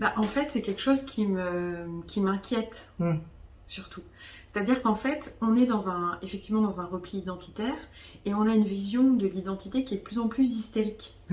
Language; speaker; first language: French; early bilingual, other home language; Arabic